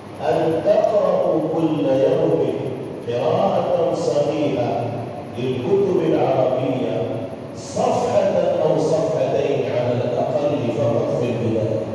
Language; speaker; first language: Arabic; non-native, fluent; Urdu